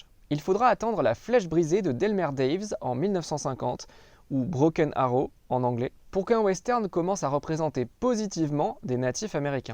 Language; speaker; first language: French; native; French